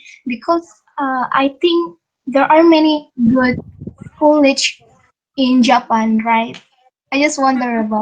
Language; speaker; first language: English; non-native, fluent; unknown